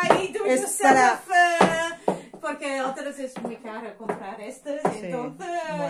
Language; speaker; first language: Spanish; non-native, learner; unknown